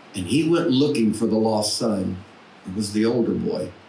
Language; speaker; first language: English; native; English